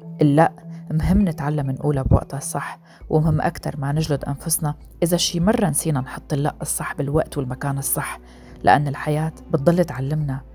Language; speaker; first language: Arabic; native; Arabic